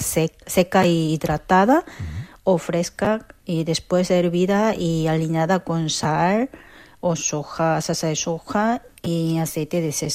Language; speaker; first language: Spanish; non-native, fluent; Korean